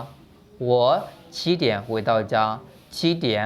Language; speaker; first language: Chinese; non-native, fluent; Burmese